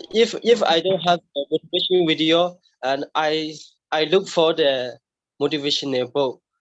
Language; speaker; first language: English; non-native, learner; Burmese